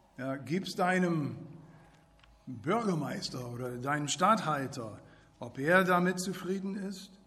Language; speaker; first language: German; non-native, fluent; English